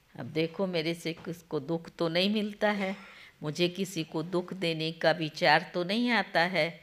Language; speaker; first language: Hindi; non-native, local second language; Gujarati